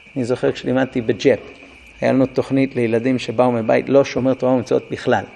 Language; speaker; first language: Hebrew; non-native, fluent; English